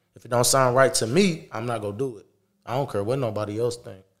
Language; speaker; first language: English; native; English